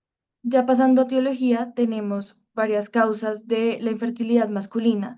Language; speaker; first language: Spanish; native; Spanish